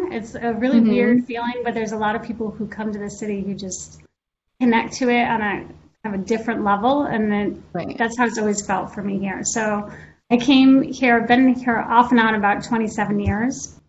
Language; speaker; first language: English; native; English